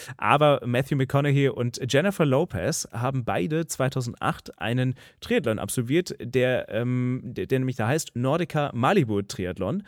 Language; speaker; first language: German; native; German